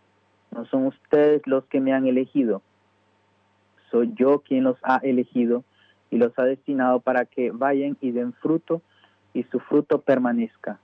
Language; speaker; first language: Spanish; native; Spanish